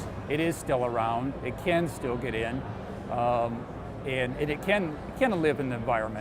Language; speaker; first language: English; native; English